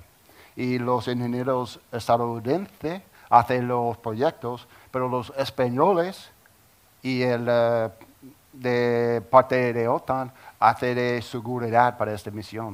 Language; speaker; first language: Spanish; non-native, learner; English